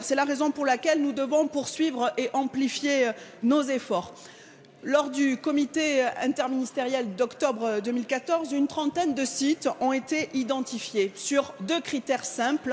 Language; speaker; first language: French; native; French